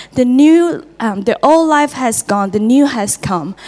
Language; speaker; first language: English; non-native, fluent; Chinese